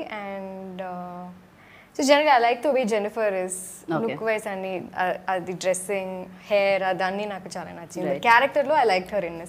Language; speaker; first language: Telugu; non-native, learner; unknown